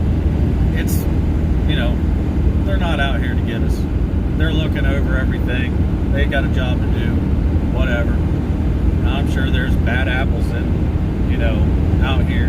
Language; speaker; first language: English; native; English